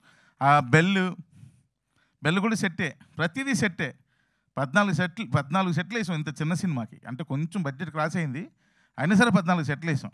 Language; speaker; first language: Telugu; native; Telugu